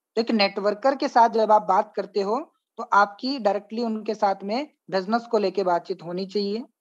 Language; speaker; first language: Hindi; native; Hindi